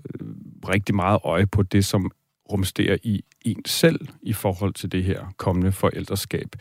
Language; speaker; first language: Danish; native; Danish